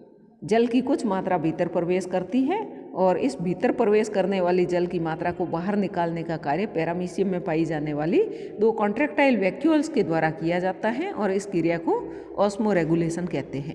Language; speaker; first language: Hindi; native; Hindi